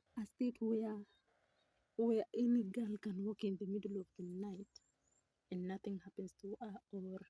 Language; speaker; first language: English; non-native, local second language; Swahili